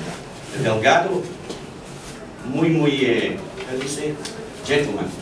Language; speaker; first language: Spanish; non-native, learner; English